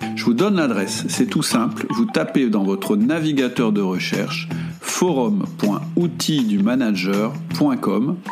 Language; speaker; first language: French; non-native, fluent; German